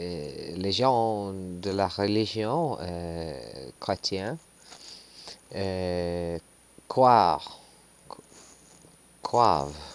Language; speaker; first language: French; non-native, learner; English